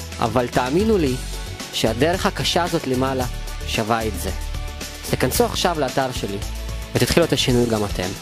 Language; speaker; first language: Hebrew; early bilingual, other home language; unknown